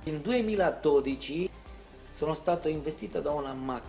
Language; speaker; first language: Italian; non-native, fluent; Romanian